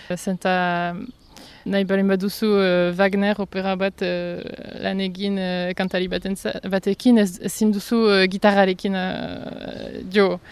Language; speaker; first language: Basque; non-native, local second language; French